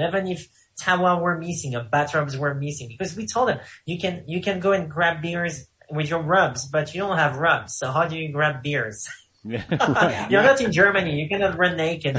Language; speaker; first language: English; non-native, fluent; French